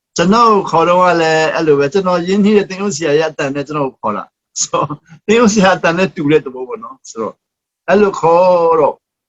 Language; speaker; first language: Burmese; non-native, local second language; Hakha Chin